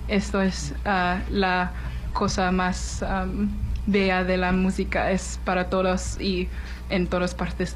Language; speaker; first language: Spanish; non-native, learner; English